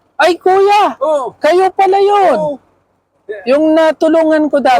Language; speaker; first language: Filipino; non-native, learner; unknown